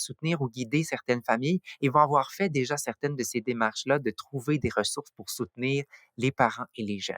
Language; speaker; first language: French; native; French